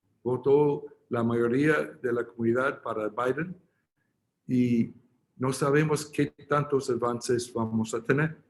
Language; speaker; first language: Spanish; non-native, fluent; English